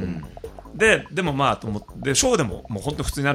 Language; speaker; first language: Japanese; native; Japanese